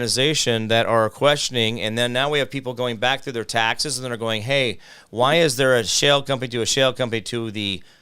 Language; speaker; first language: English; native; English